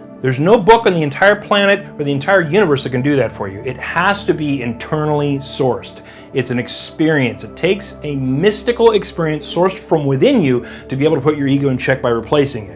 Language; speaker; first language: English; native; English